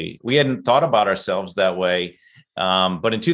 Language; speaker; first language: English; native; English